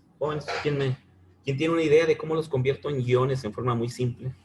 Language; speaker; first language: Spanish; native; Spanish